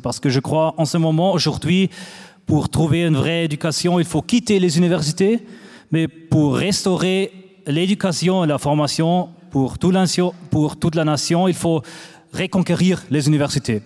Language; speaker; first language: French; non-native, fluent; German